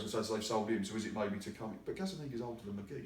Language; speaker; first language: English; native; English